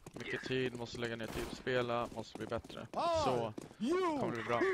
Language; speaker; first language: Swedish; native; Swedish